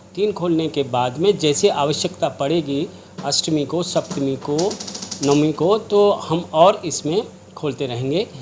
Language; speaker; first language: Hindi; native; Hindi